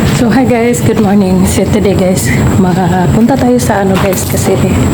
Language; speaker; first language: Filipino; non-native, local second language; Hiligaynon